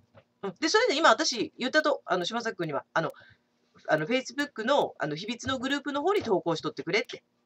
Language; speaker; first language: Japanese; native; Japanese